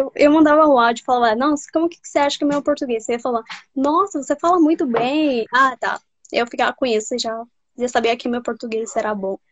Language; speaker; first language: Portuguese; non-native, fluent; Spanish